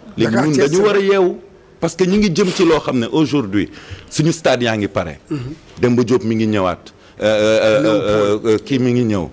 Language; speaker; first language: Wolof; native; Wolof